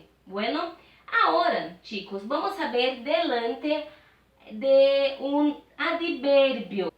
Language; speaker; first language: Spanish; non-native, fluent; Portuguese